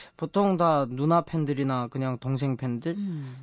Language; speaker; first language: Korean; early bilingual, heritage; Korean